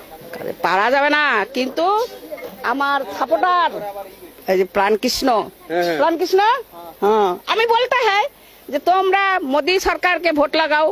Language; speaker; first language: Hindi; non-native, learner; Bangla